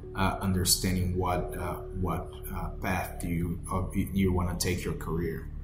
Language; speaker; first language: English; non-native, fluent; Portuguese